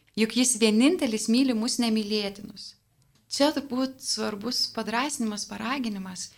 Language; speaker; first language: Lithuanian; native; Lithuanian